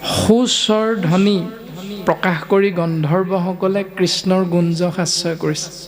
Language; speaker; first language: Assamese; native; Assamese